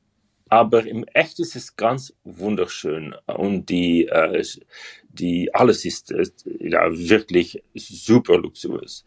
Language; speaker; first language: German; non-native, learner; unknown